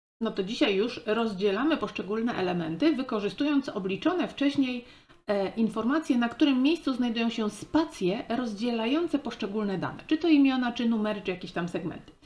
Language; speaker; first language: Polish; native; Polish